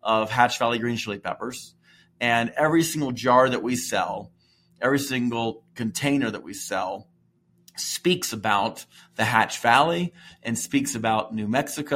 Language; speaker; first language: English; native; English